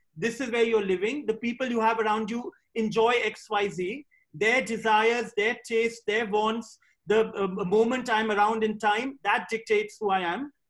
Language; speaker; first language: English; non-native, local second language; Hindi